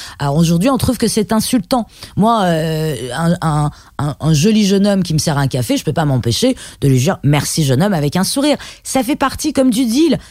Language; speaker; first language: French; early bilingual, other home language; Persian